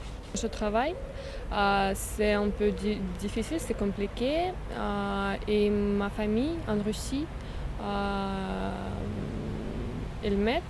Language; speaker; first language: French; non-native, learner; Russian